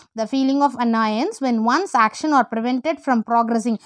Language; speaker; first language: English; non-native, local second language; Tamil